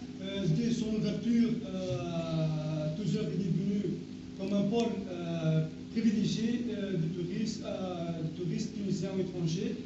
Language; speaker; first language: French; non-native, local second language; Arabic